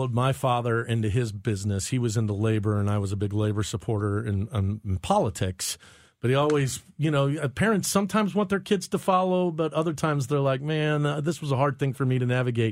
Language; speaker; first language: English; native; English